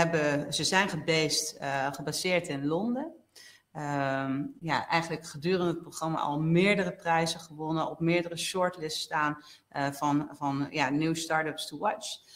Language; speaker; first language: Dutch; native; Dutch